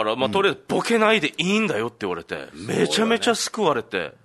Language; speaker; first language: Japanese; native; Japanese